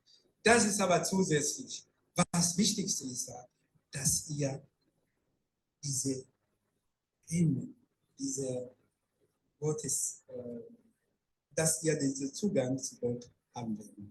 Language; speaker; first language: German; non-native, fluent; Rundi